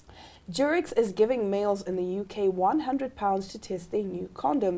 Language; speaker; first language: English; native; English